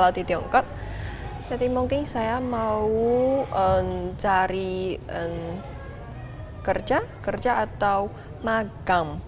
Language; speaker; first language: Indonesian; non-native, learner; Chinese